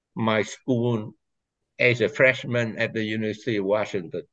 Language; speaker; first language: English; non-native, fluent; Vietnamese